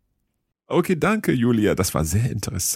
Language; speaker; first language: German; non-native, learner; English